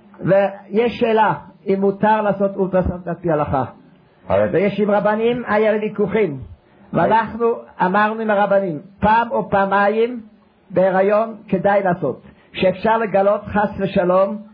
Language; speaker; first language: Hebrew; non-native, fluent; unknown